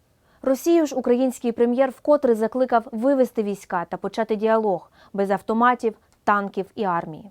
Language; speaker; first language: Ukrainian; native; Ukrainian